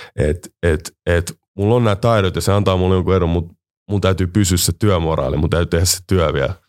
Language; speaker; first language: Finnish; native; Finnish